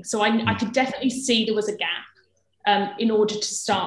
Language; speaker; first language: English; native; English